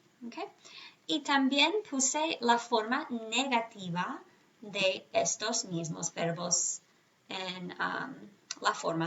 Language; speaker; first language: Spanish; non-native, fluent; English